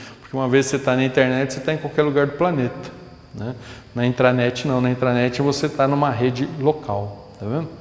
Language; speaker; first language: Portuguese; native; Portuguese